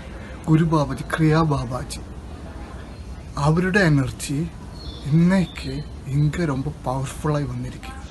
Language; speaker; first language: Tamil; non-native, learner; Malayalam